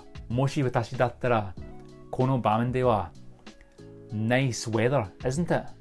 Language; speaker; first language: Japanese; non-native, fluent; English